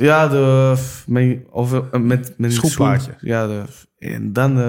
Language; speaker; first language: Dutch; non-native, local second language; French